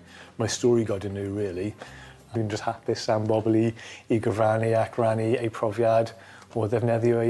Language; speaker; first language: Welsh; non-native, fluent; English